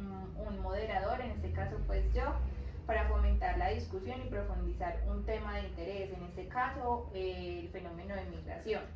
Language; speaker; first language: Spanish; native; Spanish